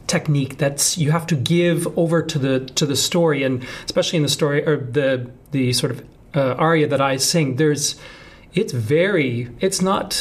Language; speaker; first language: English; native; English